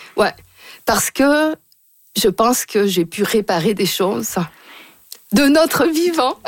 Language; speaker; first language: French; native; French